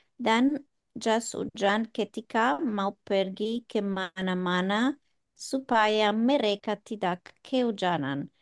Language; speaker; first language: Indonesian; non-native, learner; English